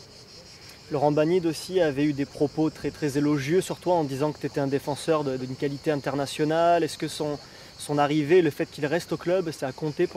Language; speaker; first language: French; native; French